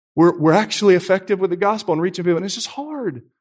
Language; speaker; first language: English; native; English